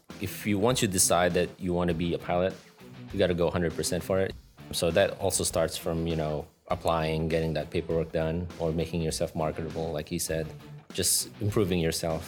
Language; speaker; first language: English; non-native, local second language; Filipino